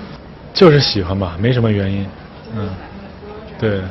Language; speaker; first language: Chinese; native; Chinese